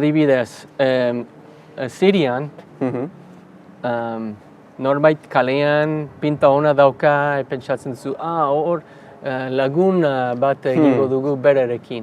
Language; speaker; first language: Basque; non-native, learner; English